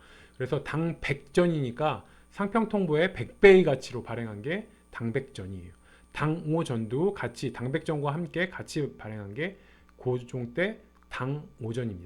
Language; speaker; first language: Korean; native; Korean